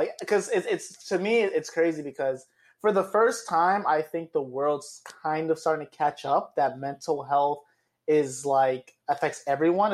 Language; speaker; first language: English; native; English